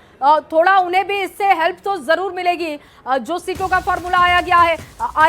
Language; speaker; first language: Hindi; native; Hindi